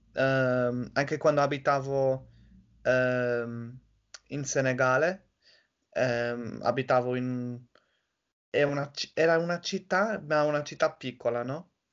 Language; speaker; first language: Italian; non-native, fluent; English